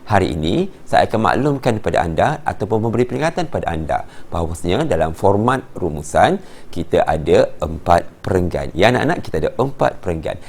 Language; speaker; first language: Malay; native; Malay